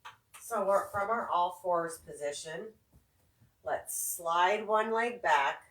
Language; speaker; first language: English; native; English